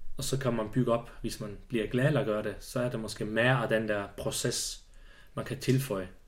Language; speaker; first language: Danish; non-native, fluent; Swiss German